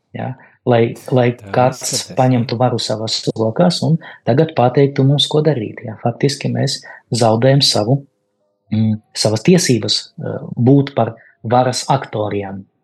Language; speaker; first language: Latvian; non-native, local second language; Russian